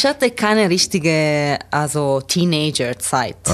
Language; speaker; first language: German; non-native, learner; Italian